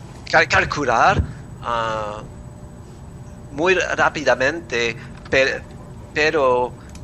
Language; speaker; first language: Spanish; non-native, learner; English